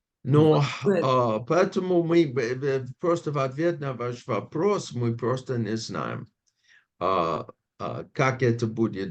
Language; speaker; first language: Russian; non-native, fluent; English